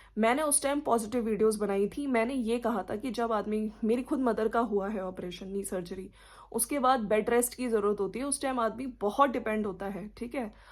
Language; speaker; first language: Hindi; native; Hindi